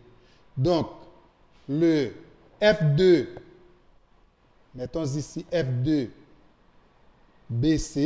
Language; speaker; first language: French; non-native, local second language; Haitian Creole